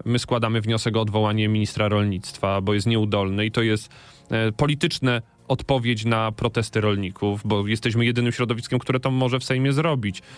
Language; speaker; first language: Polish; native; Polish